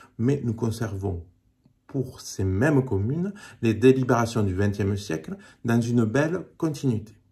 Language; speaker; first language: French; native; French